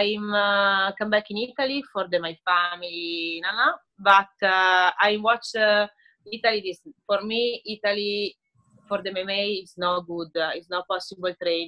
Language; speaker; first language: English; non-native, learner; Italian